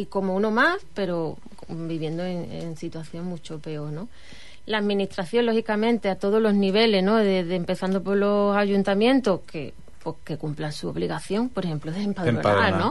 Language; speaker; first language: Spanish; native; Spanish